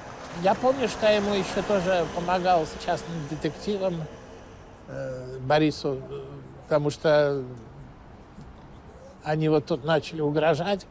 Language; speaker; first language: Russian; native; Russian